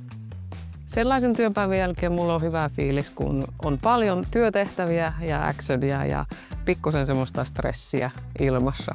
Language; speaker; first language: Finnish; native; Finnish